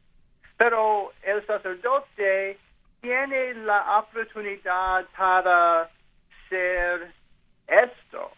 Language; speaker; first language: Spanish; non-native, learner; English